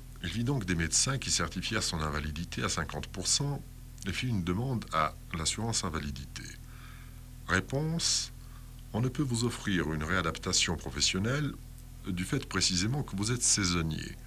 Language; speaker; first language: French; native; French